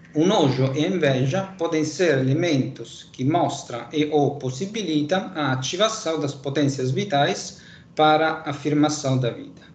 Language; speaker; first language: Portuguese; non-native, fluent; Italian